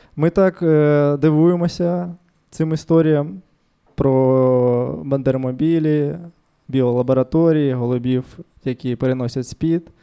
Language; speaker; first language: Ukrainian; non-native, local second language; Russian